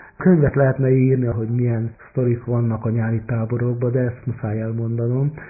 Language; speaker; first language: Hungarian; native; Hungarian